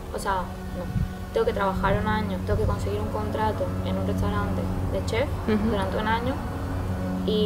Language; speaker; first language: Spanish; native; Spanish